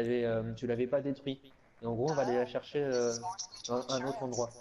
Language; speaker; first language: French; native; French